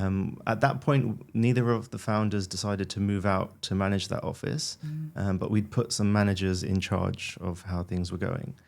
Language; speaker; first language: English; native; English